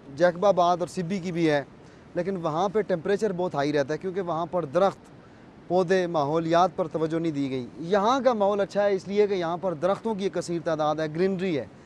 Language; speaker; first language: Urdu; non-native, local second language; Pahari-Potwari